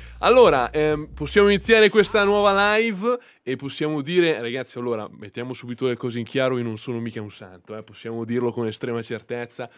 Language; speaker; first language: Italian; native; Italian